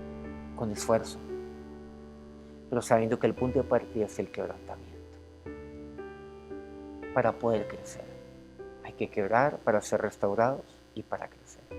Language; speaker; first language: Spanish; native; Spanish